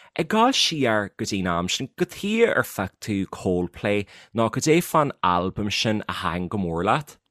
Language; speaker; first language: Irish; native; Irish